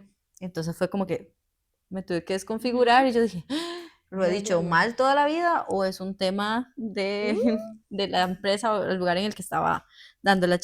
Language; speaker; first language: Spanish; native; Spanish